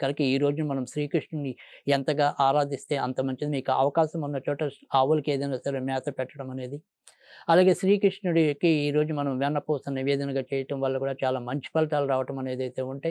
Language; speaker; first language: Telugu; native; Telugu